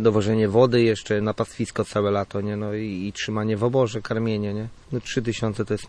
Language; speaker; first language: Polish; native; Polish